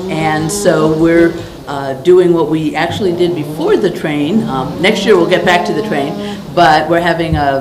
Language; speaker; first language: English; native; English